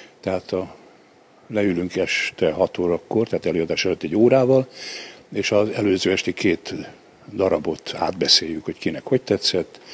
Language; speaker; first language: Hungarian; native; Hungarian